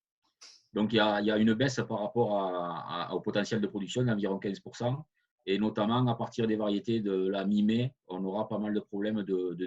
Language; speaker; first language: French; native; French